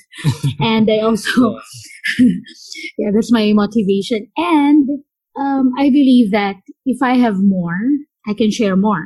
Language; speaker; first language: English; non-native, local second language; Filipino